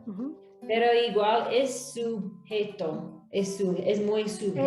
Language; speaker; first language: Spanish; non-native, fluent; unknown